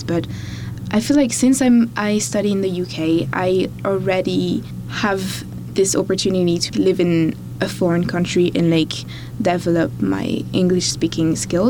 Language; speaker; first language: English; non-native, fluent; French